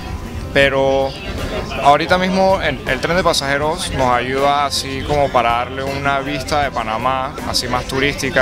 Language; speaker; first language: Spanish; native; Spanish